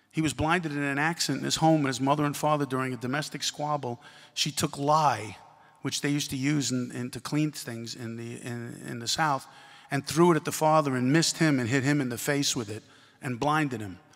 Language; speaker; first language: English; native; English